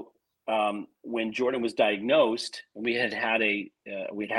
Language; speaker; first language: English; native; English